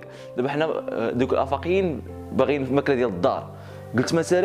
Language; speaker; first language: Arabic; native; Arabic